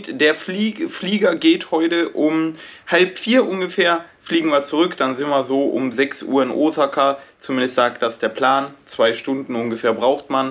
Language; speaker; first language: German; native; German